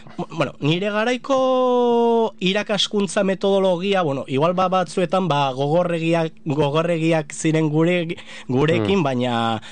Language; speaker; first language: Basque; non-native, local second language; Spanish